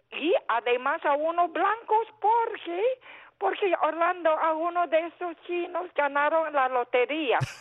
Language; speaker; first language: Spanish; non-native, fluent; Chinese